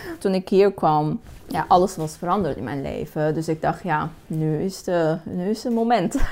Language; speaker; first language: Dutch; non-native, fluent; Persian